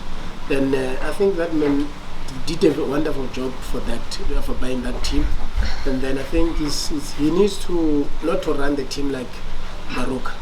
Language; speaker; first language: English; non-native, local second language; Northern Sotho